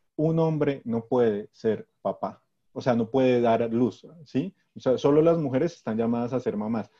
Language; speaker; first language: Spanish; native; Spanish